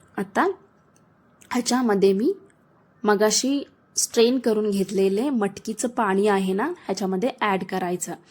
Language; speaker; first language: Marathi; non-native, local second language; Kannada